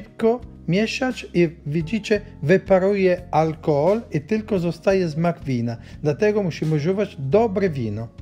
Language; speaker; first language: Polish; non-native, learner; Italian